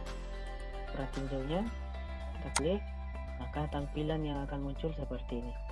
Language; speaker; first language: Indonesian; native; Indonesian